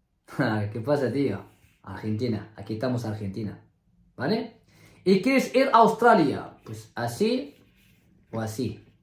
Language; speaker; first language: Spanish; non-native, fluent; Arabic